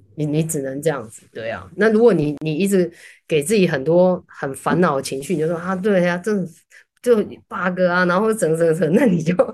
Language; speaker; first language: Chinese; native; Chinese